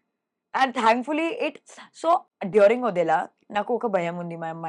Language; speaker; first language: Telugu; non-native, learner; Hindi